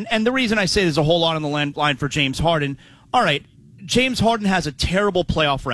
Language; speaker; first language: English; native; English